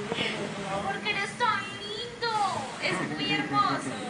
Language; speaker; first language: Spanish; native; Spanish